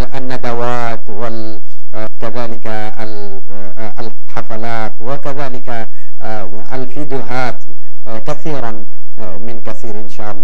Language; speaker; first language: Arabic; non-native, fluent; Bangla